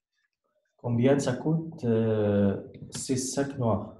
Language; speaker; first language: French; non-native, learner; Arabic